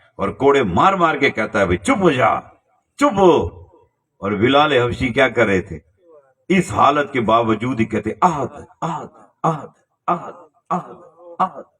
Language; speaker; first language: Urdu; non-native, local second language; Punjabi